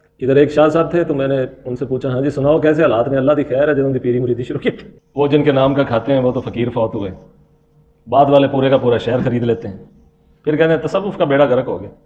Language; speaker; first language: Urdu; non-native, local second language; Punjabi